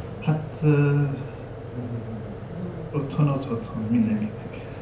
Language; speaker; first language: Hungarian; non-native, learner; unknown